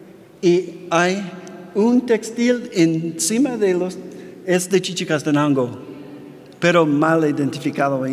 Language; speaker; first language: Spanish; non-native, fluent; English